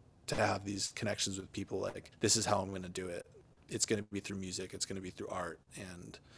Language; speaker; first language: English; native; English